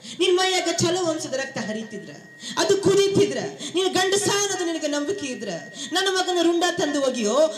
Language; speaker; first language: Kannada; native; Kannada